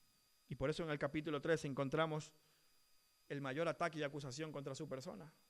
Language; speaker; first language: Spanish; native; Spanish